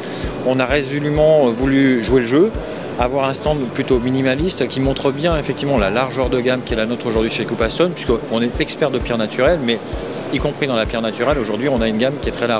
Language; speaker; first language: French; native; French